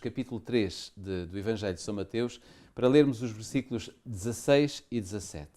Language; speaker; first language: Portuguese; native; Portuguese